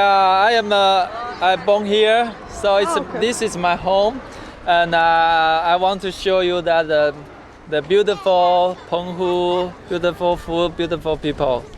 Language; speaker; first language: English; non-native, learner; Chinese